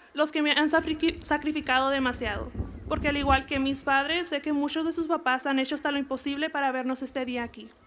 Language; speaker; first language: Spanish; early bilingual, other home language; English